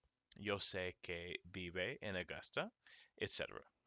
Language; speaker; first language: Spanish; non-native, fluent; English